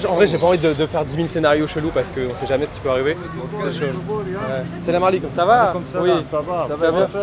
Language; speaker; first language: French; native; French